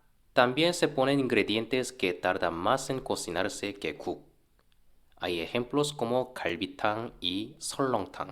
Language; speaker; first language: Spanish; non-native, fluent; Korean